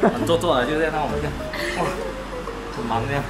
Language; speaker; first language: Chinese; native; Chinese